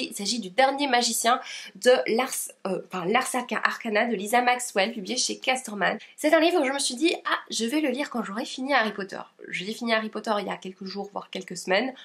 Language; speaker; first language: French; native; French